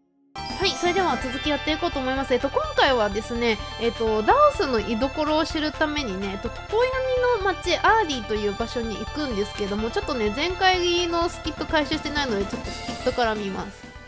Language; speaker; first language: Japanese; native; Japanese